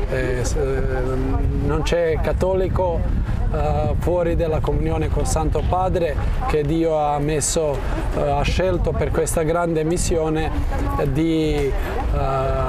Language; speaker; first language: Italian; non-native, fluent; Croatian